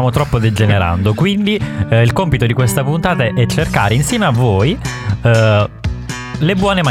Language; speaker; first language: Italian; native; Italian